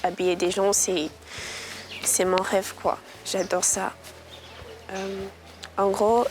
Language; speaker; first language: French; non-native, local second language; Rundi